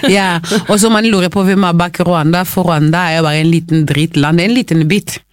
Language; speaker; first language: Norwegian; non-native, fluent; Swahili